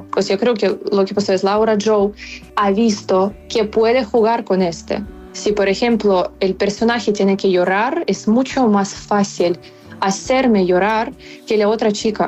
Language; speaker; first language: Spanish; non-native, fluent; Ukrainian